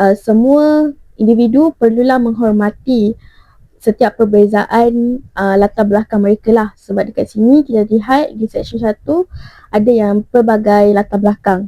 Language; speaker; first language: Malay; native; Malay